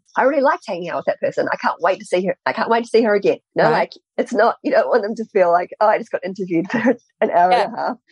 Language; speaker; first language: English; native; English